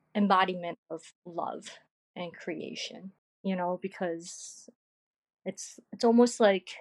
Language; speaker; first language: English; early bilingual, other home language; Korean